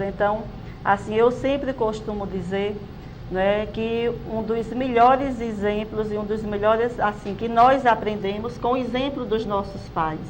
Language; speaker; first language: Portuguese; native; Portuguese